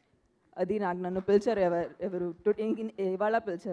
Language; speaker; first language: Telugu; non-native, fluent; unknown